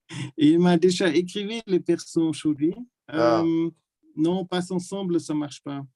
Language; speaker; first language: French; non-native, learner; German